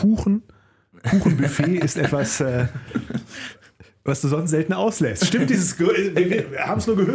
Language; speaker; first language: German; native; German